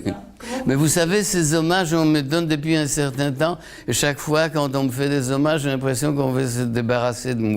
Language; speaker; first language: French; non-native, fluent; Polish